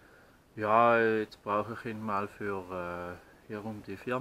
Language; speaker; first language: German; native; German